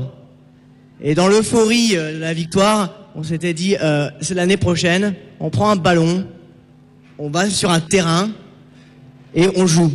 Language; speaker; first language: French; native; French